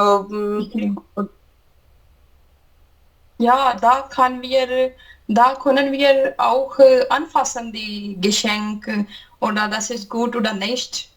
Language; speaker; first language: German; non-native, learner; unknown